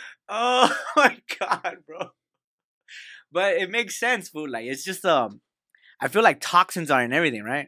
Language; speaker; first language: English; early bilingual, other home language; Spanish